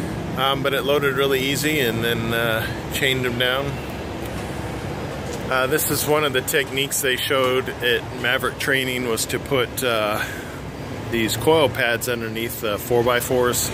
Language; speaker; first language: English; native; English